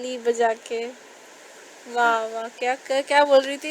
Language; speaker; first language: Hindi; native; Hindi